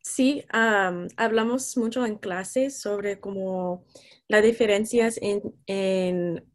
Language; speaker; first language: Spanish; non-native, fluent; English